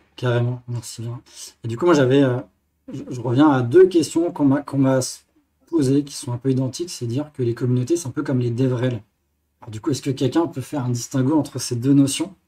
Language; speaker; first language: French; native; French